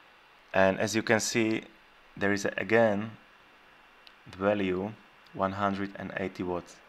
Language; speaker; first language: English; non-native, fluent; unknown